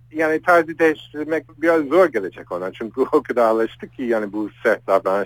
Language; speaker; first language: Turkish; non-native, fluent; English